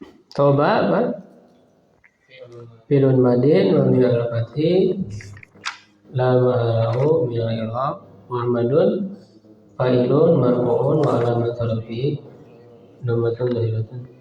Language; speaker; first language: Arabic; non-native, fluent; Indonesian